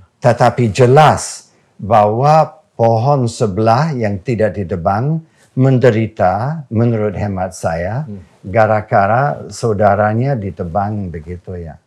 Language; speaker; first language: Indonesian; non-native, fluent; English